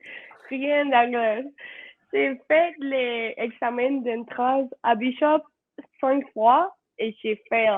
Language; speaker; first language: French; non-native, learner; Spanish